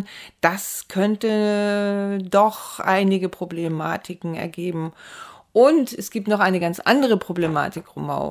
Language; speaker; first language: German; native; German